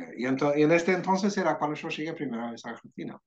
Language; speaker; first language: Spanish; non-native, fluent; Swedish